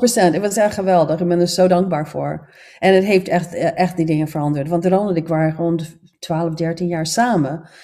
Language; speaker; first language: Dutch; non-native, fluent; English